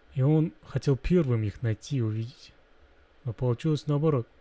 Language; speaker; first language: Russian; non-native, local second language; Kazakh